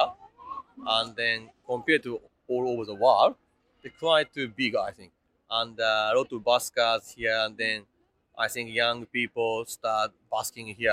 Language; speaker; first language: English; non-native, fluent; Japanese